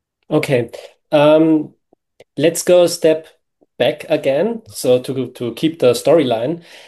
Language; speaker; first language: English; non-native, fluent; German